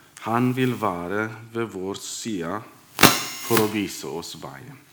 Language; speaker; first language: Norwegian; non-native, fluent; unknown